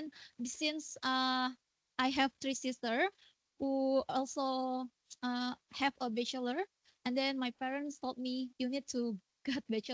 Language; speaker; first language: English; non-native, learner; Indonesian